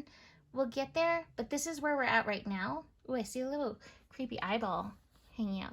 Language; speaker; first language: English; native; English